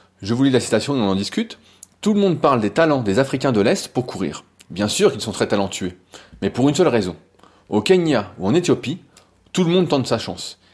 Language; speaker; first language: French; native; French